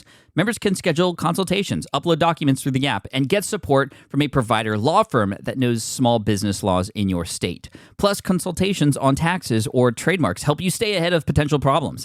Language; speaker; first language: English; native; English